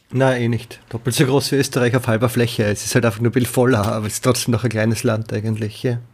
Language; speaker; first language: German; native; German